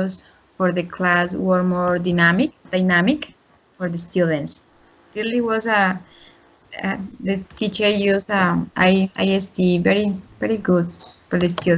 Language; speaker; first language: English; non-native, learner; Spanish